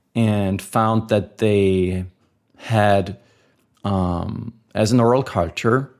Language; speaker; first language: English; non-native, fluent; German